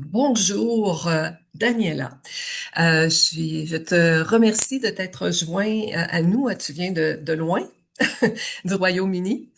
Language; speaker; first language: French; native; French